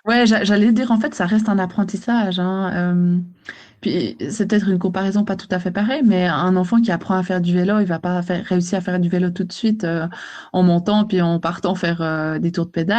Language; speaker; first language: French; native; French